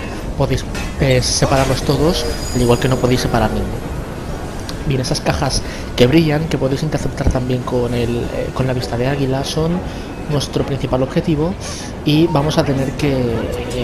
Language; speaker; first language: Spanish; native; Spanish